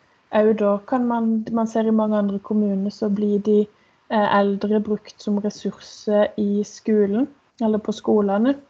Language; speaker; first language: Norwegian; native; Norwegian